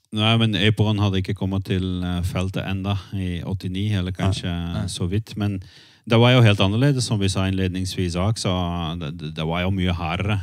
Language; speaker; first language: Norwegian; non-native, fluent; Dutch